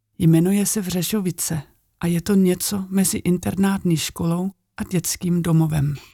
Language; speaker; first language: Czech; non-native, fluent; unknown